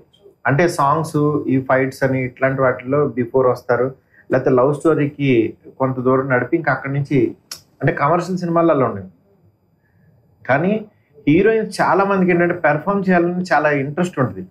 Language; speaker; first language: Telugu; native; Telugu